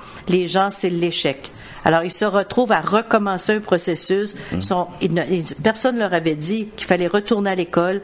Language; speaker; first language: French; native; French